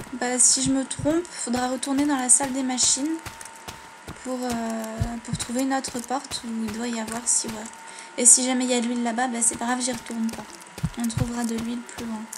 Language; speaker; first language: French; native; French